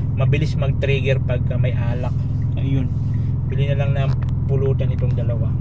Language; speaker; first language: Filipino; non-native, local second language; Bikol